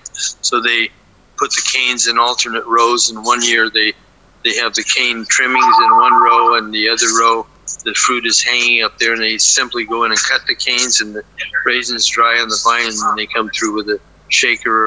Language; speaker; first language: English; native; English